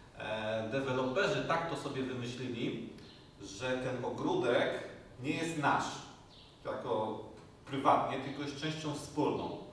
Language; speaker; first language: Polish; native; Polish